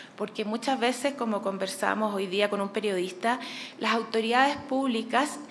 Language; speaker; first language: Spanish; native; Spanish